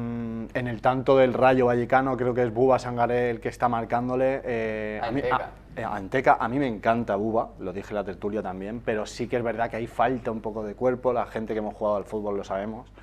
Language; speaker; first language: Spanish; native; Spanish